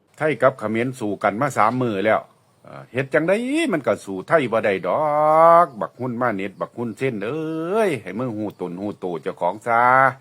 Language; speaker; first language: Thai; native; Thai